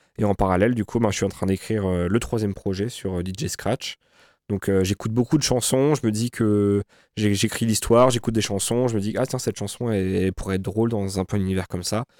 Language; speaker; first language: French; native; French